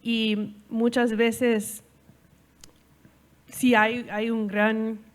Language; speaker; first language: Spanish; non-native, learner; English